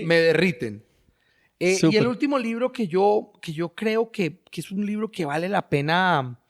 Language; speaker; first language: Spanish; native; Spanish